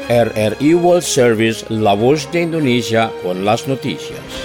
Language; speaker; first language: Spanish; non-native, fluent; Indonesian